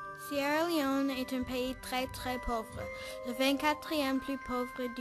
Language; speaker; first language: French; non-native, local second language; English